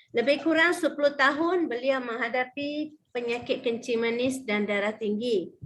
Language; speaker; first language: Malay; native; Malay